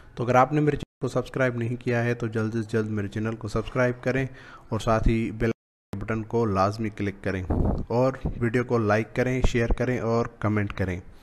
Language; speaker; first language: Urdu; native; Urdu